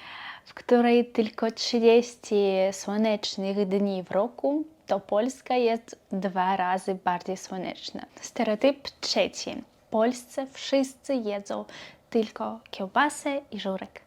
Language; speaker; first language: Polish; non-native, learner; Belarusian